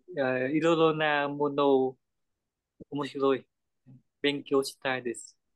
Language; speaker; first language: Japanese; non-native, learner; Vietnamese